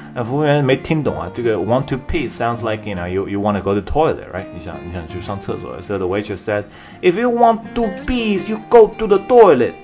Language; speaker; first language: English; non-native, fluent; Chinese